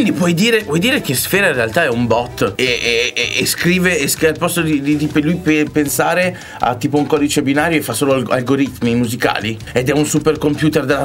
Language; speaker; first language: Italian; native; Italian